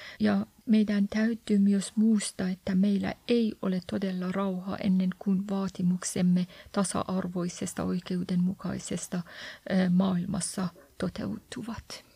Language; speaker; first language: Finnish; non-native, fluent; Persian